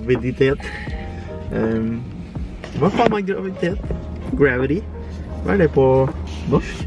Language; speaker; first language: Norwegian; early bilingual, other home language; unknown